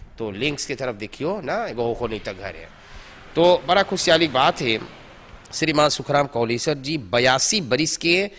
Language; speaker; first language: Hindi; early bilingual, heritage; Hindi